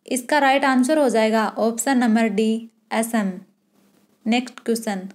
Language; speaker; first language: Hindi; native; Hindi